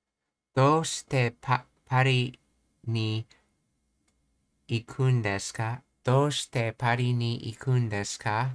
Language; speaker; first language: Japanese; non-native, learner; English